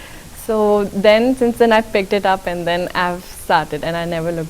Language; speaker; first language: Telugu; non-native, local second language; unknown